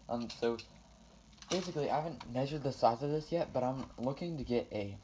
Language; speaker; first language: English; native; English